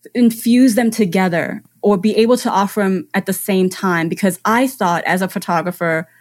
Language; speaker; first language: English; non-native, fluent; German